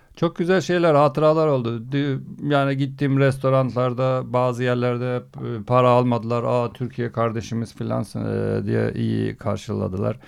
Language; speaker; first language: Turkish; early bilingual, heritage; Turkish